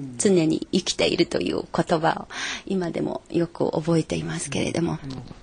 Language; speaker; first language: Japanese; non-native, fluent; Chinese